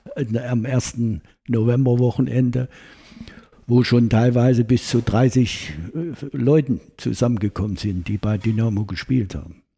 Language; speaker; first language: German; native; German